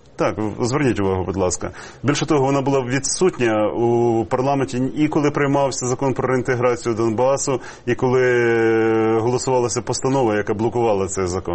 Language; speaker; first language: Ukrainian; native; Ukrainian